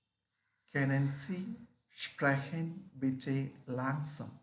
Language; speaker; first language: German; non-native, learner; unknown